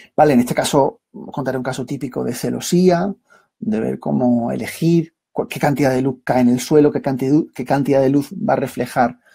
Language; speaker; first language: Spanish; native; Spanish